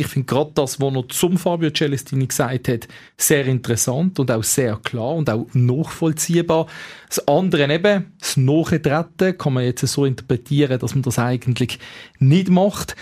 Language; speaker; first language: German; native; German